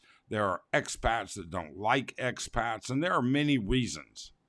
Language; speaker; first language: English; native; English